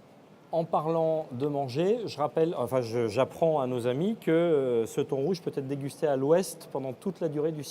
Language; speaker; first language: French; native; French